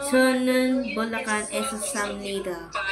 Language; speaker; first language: Korean; non-native, learner; Filipino